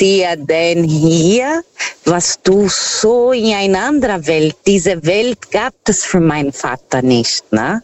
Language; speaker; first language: German; non-native, fluent; Portuguese